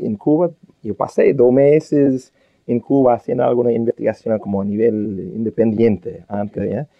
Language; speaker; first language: Spanish; non-native, fluent; English